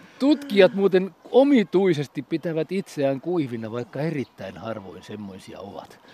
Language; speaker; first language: Finnish; native; Finnish